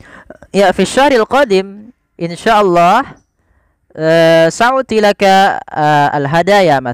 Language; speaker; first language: Arabic; non-native, fluent; Indonesian